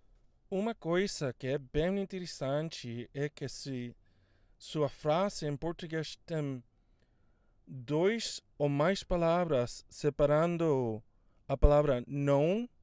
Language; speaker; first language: Portuguese; non-native, fluent; Spanish